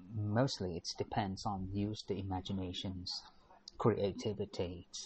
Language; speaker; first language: English; non-native, fluent; Thai